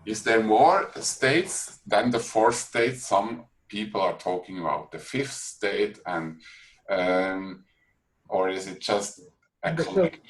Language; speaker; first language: English; non-native, fluent; German